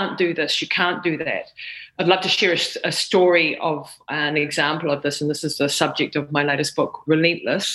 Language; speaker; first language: English; native; English